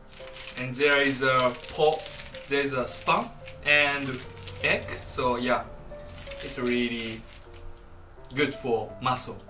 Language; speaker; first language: English; non-native, fluent; Japanese